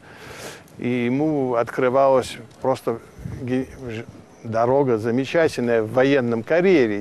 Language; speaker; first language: Russian; early bilingual, heritage; Russian